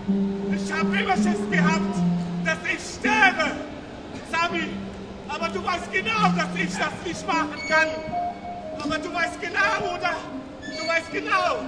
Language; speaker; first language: German; non-native, learner; Arabic